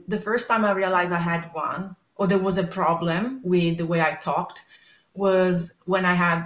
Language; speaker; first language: English; non-native, fluent; Italian